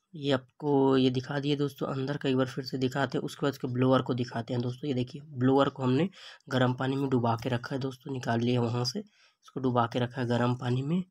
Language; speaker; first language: Hindi; native; Hindi